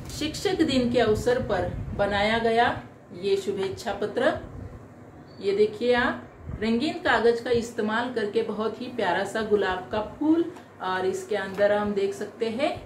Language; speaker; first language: Hindi; non-native, local second language; Marathi